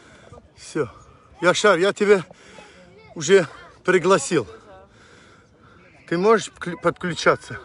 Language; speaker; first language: Russian; non-native, local second language; Azerbaijani